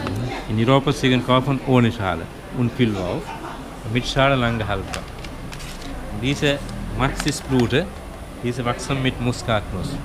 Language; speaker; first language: German; non-native, learner; Sinhala